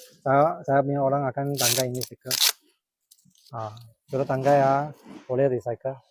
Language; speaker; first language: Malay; non-native, local second language; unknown